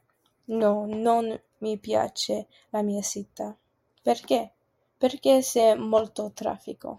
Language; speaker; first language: Italian; non-native, learner; English